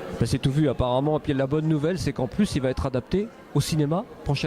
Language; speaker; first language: French; native; French